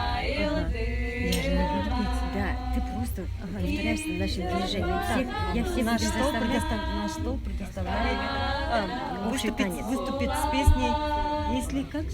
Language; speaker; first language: Russian; non-native, learner; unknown